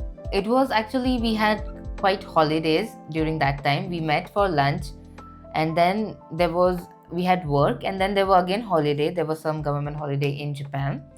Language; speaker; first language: English; non-native, local second language; Hindi